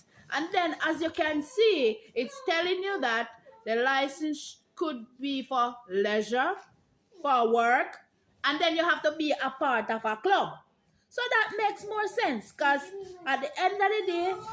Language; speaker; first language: English; non-native, local second language; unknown